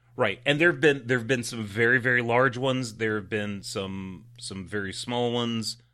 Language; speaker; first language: English; native; English